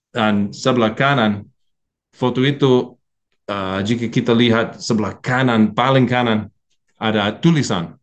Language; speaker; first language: Indonesian; non-native, learner; English